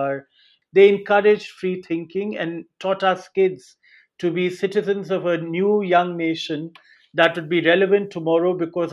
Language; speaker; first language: English; non-native, local second language; Hindi